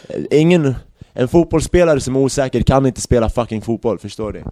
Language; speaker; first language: Swedish; native; Swedish